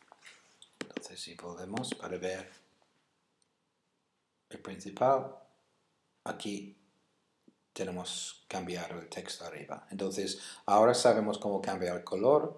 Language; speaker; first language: Spanish; non-native, fluent; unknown